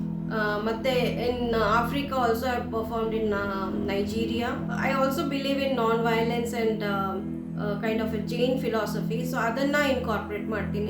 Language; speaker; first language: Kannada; non-native, local second language; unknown